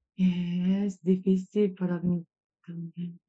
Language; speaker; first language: Spanish; non-native, learner; Japanese